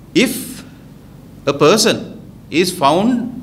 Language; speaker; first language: English; non-native, local second language; Sinhala